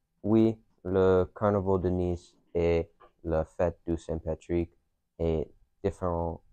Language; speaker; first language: French; non-native, learner; English